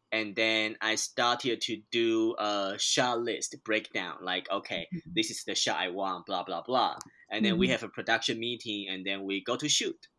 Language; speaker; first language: English; non-native, fluent; Chinese